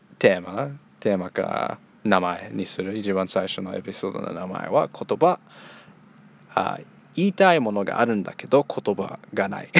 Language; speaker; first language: Japanese; early bilingual, heritage; Japanese